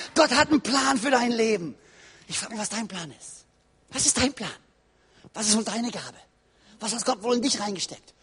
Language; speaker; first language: German; native; German